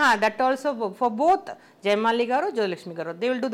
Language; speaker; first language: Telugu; non-native, local second language; Tamil